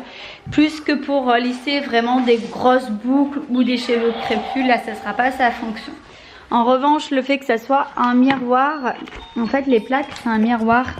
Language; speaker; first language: French; native; French